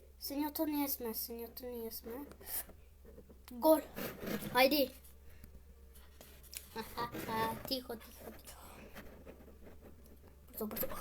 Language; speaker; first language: Bulgarian; non-native, local second language; Turkish